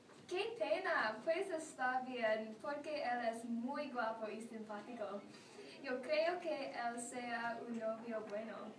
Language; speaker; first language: Spanish; non-native, learner; English